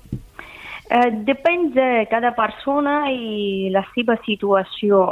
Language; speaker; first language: Catalan; non-native, fluent; Persian